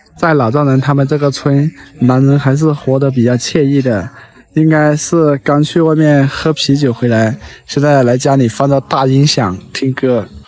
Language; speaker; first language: Chinese; native; Chinese